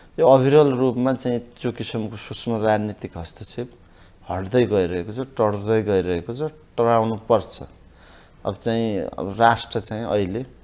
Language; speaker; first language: Nepali; native; Nepali